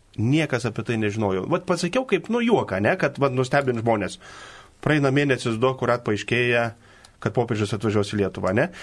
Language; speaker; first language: Lithuanian; native; Lithuanian